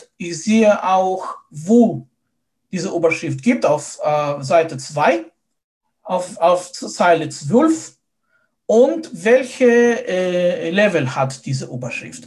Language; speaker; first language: German; non-native, fluent; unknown